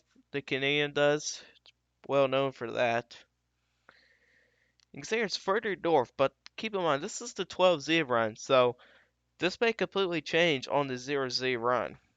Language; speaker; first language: English; native; English